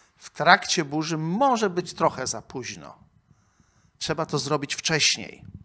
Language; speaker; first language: Polish; native; Polish